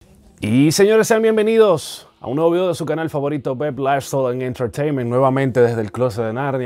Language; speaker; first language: Spanish; native; Spanish